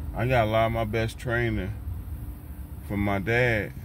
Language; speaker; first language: English; native; English